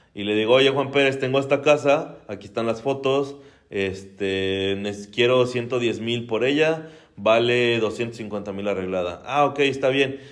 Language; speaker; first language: Spanish; native; Spanish